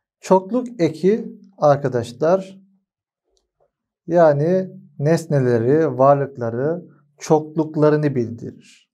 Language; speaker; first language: Turkish; non-native, fluent; Arabic